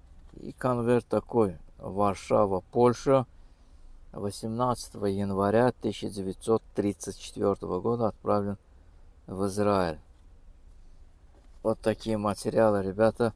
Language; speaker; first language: Russian; non-native, fluent; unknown